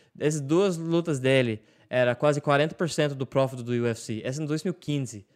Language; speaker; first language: Portuguese; non-native, learner; English